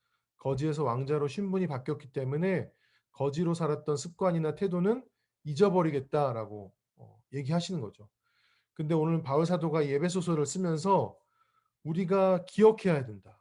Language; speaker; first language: Korean; native; Korean